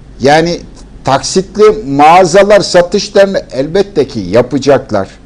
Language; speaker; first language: Turkish; native; Turkish